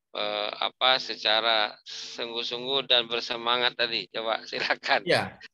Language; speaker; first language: Indonesian; native; Indonesian